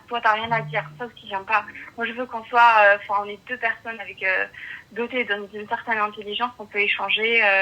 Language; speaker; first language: French; non-native, local second language; Arabic